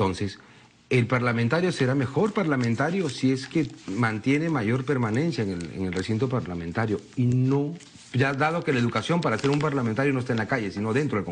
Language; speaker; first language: Spanish; native; Spanish